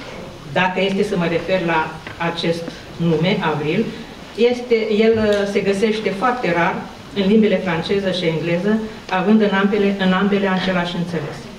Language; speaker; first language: Romanian; native; Romanian